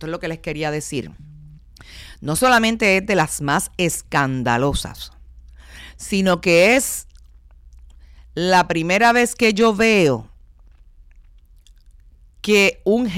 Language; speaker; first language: Spanish; native; Spanish